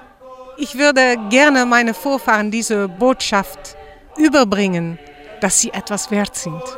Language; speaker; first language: German; non-native, fluent; Dutch